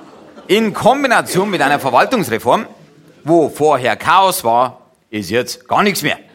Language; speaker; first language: German; native; German